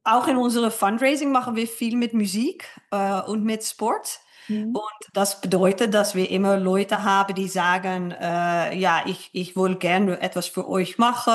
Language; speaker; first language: German; non-native, fluent; Dutch